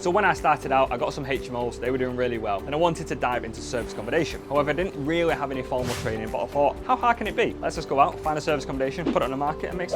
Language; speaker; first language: English; native; English